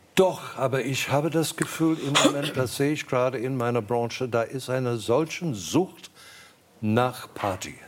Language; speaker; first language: German; non-native, fluent; English